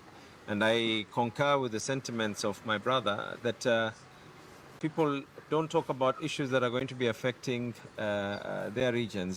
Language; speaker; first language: English; non-native, local second language; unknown